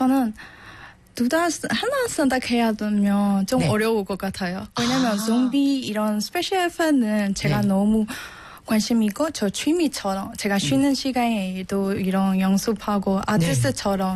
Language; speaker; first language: Korean; non-native, learner; Thai